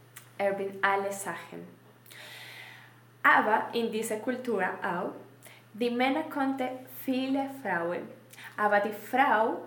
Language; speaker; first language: German; non-native, learner; Spanish